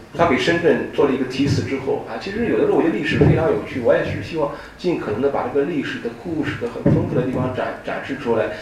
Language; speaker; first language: Chinese; native; Chinese